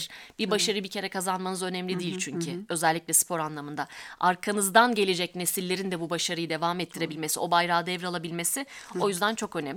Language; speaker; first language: Turkish; native; Turkish